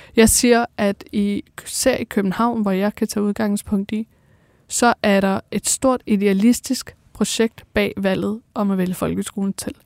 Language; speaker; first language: Danish; early bilingual, other home language; Persian